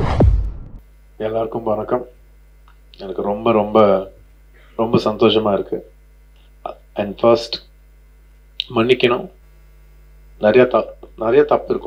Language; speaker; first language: Tamil; non-native, local second language; Telugu